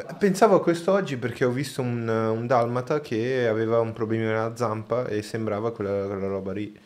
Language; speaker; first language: Italian; non-native, fluent; Spanish